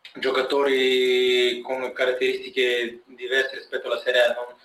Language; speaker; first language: Italian; non-native, fluent; Bulgarian